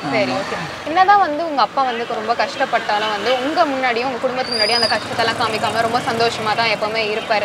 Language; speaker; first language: Tamil; native; Tamil